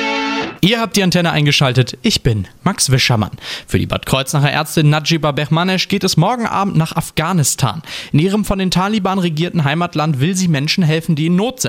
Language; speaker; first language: German; native; German